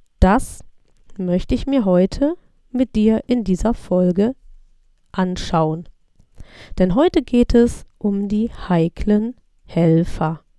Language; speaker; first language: German; native; German